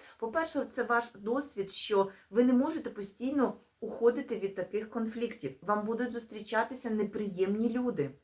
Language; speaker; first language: Ukrainian; non-native, local second language; Russian